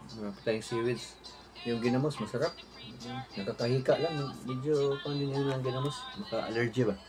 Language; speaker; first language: Filipino; non-native, local second language; Cebuano